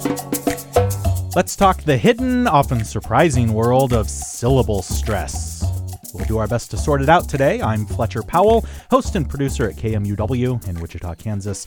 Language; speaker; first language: English; native; English